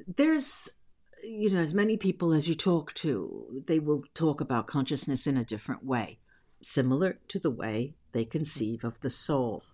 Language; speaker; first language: English; native; English